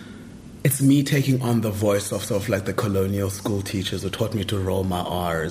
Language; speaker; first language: English; non-native, local second language; Xhosa